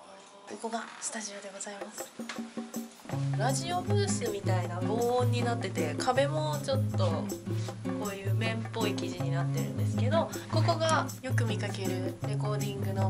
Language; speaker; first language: Japanese; native; Japanese